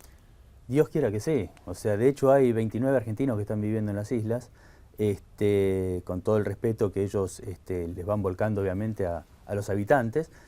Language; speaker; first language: Spanish; native; Spanish